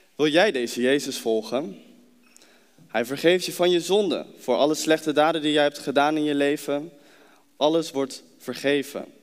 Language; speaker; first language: Dutch; native; Dutch